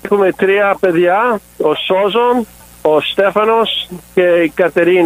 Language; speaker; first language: Greek; early bilingual, heritage; English